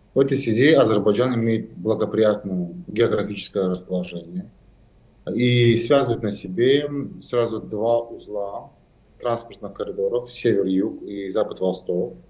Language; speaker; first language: Russian; non-native, local second language; Azerbaijani